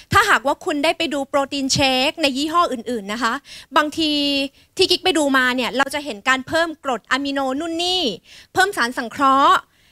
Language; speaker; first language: Thai; native; Thai